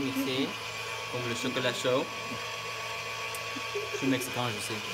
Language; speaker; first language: French; non-native, learner; English